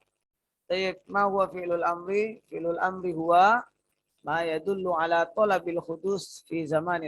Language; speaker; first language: Arabic; non-native, learner; Indonesian